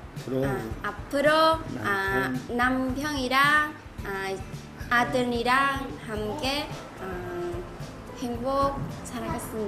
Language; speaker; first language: Korean; non-native, learner; Vietnamese